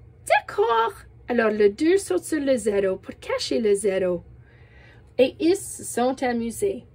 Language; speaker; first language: French; non-native, fluent; English